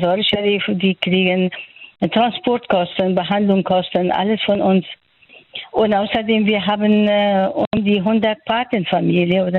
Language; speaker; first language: German; non-native, fluent; Persian